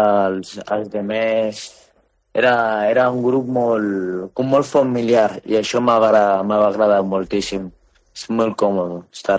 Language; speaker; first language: Catalan; non-native, fluent; Arabic